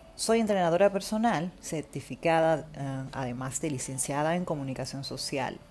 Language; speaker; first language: Spanish; native; Spanish